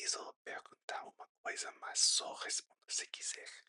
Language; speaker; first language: Portuguese; non-native, learner; English